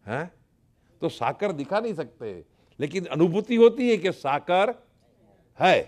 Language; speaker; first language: Hindi; non-native, local second language; Gujarati